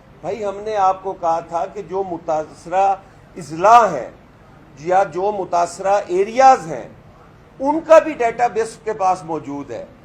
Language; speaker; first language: Urdu; non-native, local second language; Punjabi